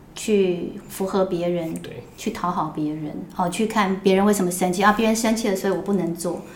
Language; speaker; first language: Chinese; native; Chinese